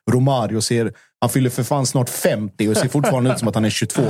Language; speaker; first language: Swedish; native; Swedish